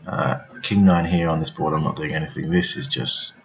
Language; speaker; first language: English; native; English